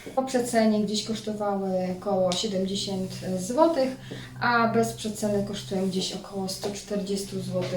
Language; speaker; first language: Polish; native; Polish